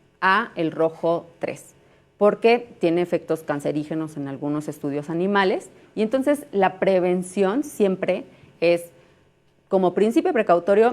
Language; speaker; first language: Spanish; native; Spanish